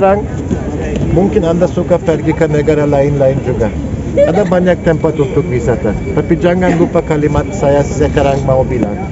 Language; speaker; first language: Indonesian; non-native, learner; Turkish